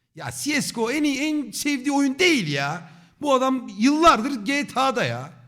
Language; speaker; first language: Turkish; native; Turkish